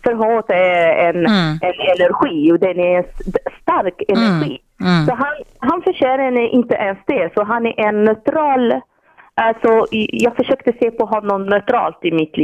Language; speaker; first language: Swedish; non-native, fluent; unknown